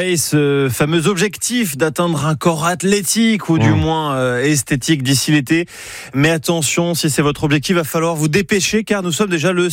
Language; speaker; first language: French; native; French